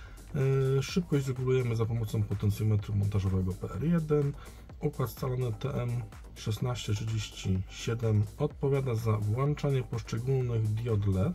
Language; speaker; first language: Polish; native; Polish